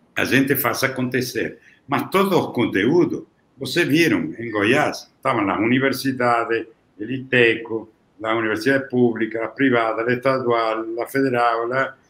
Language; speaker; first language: Portuguese; non-native, fluent; Italian